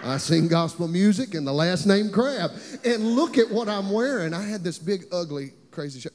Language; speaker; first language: English; native; English